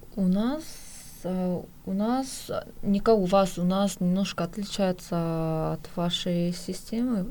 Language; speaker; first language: Russian; non-native, fluent; Korean